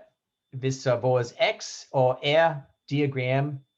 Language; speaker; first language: Danish; non-native, fluent; English